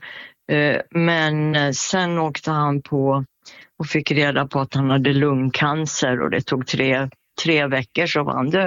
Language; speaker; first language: Swedish; native; Swedish